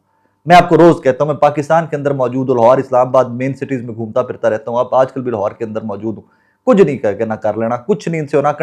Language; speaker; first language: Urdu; non-native, local second language; Punjabi